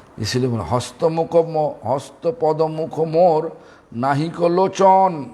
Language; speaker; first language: Hindi; non-native, local second language; Bangla